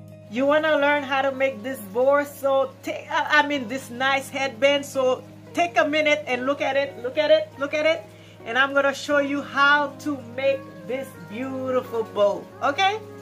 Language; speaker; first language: English; non-native, fluent; Haitian Creole